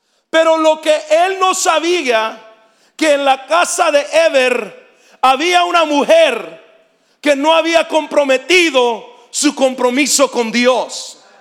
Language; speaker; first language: Spanish; native; Spanish